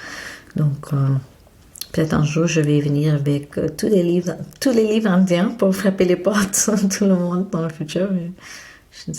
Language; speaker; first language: French; non-native, fluent; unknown